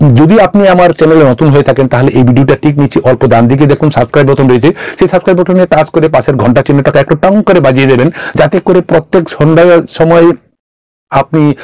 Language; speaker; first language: Bangla; non-native, local second language; Kok Borok